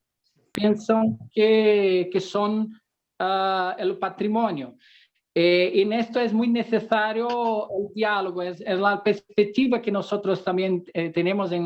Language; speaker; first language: Spanish; non-native, fluent; Portuguese